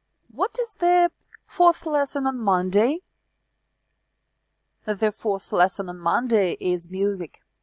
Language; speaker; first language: English; non-native, fluent; Ukrainian